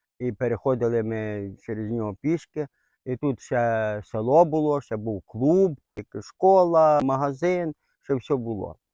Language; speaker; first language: Ukrainian; native; Ukrainian